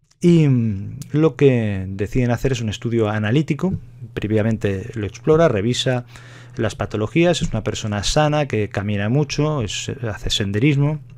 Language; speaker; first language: Spanish; native; Spanish